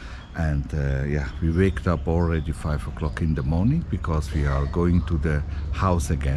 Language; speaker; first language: English; non-native, fluent; Italian